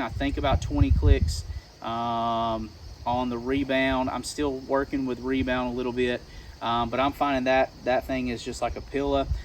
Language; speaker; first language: English; native; English